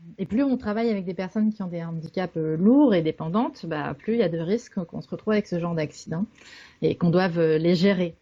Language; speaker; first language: French; native; French